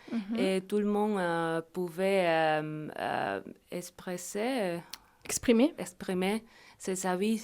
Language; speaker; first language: French; non-native, fluent; Spanish